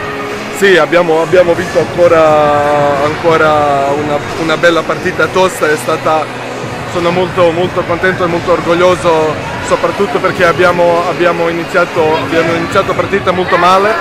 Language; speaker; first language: Italian; non-native, fluent; Serbian